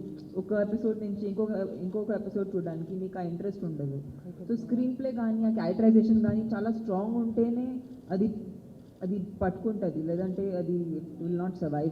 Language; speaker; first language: Telugu; non-native, local second language; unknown